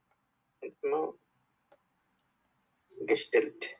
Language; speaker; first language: German; non-native, learner; Bangla